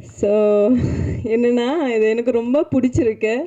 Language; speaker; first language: Tamil; non-native, learner; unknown